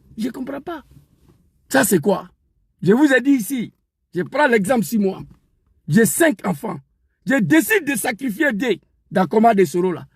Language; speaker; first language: French; non-native, local second language; Dyula